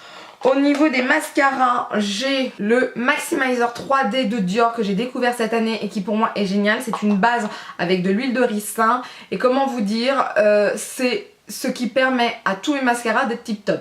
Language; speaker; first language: French; native; French